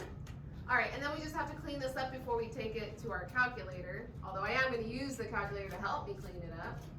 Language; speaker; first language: English; native; English